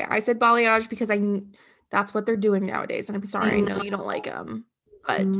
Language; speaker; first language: English; native; English